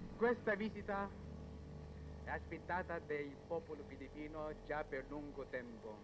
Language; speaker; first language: Italian; non-native, fluent; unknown